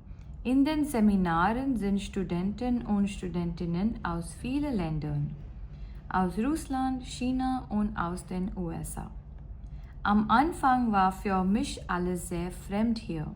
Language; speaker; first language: German; non-native, learner; Gujarati